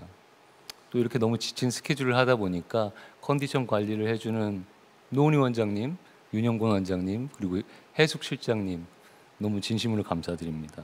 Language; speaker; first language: Korean; native; Korean